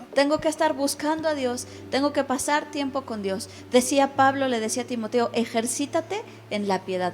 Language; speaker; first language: Spanish; native; Spanish